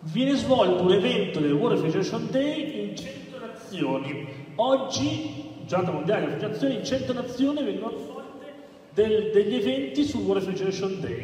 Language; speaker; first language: Italian; native; Italian